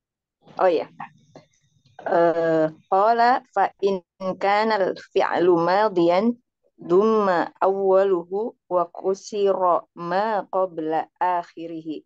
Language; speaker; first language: Arabic; non-native, learner; Indonesian